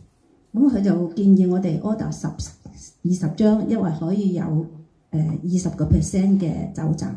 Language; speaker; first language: Cantonese; native; Cantonese